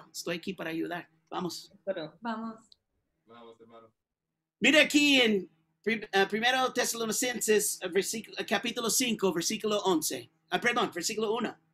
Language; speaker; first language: Spanish; non-native, learner; English